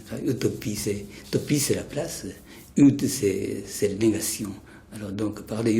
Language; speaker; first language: French; non-native, fluent; Japanese